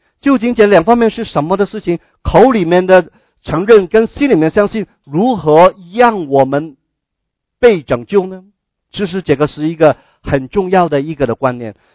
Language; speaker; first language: Chinese; non-native, local second language; Cantonese